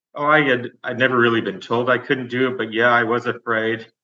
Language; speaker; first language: English; native; English